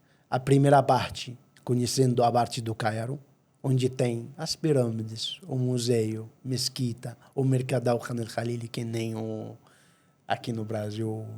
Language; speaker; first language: Portuguese; non-native, fluent; Arabic